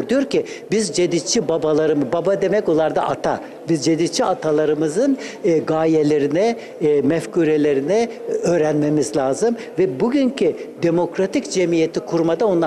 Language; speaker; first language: Turkish; early bilingual, other home language; Uzbek